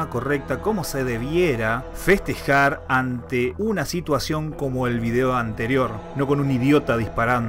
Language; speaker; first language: Spanish; native; Spanish